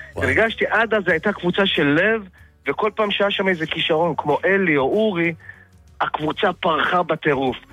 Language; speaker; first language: Hebrew; early bilingual, other home language; English